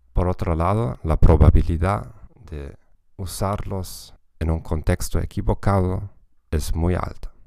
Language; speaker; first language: Spanish; non-native, fluent; German